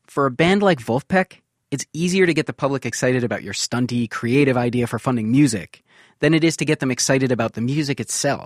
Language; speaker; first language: English; native; English